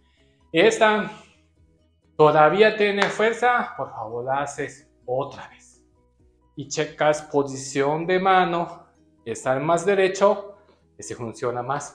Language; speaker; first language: Spanish; non-native, learner; Japanese